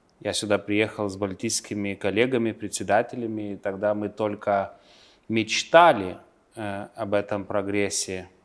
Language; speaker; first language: Russian; non-native, local second language; Lithuanian